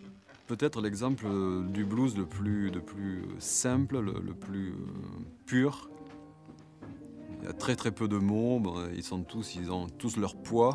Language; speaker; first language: French; native; French